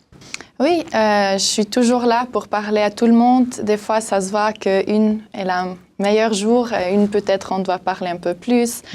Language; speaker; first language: French; non-native, local second language; German